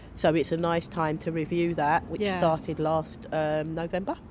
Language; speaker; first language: English; native; English